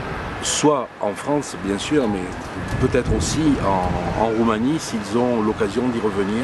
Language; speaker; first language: French; native; French